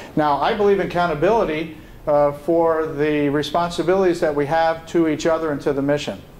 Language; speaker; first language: English; native; English